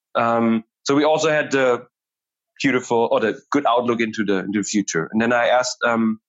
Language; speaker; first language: English; non-native, fluent; German